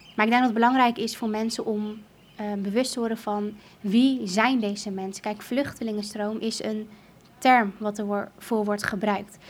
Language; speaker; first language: Dutch; early bilingual, other home language; Kurdish